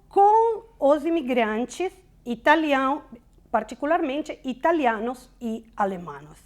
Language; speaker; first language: Portuguese; non-native, fluent; Italian